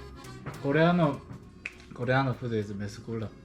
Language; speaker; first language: Spanish; non-native, learner; Korean